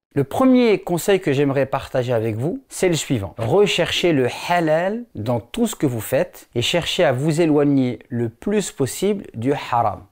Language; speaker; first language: French; non-native, local second language; Wolof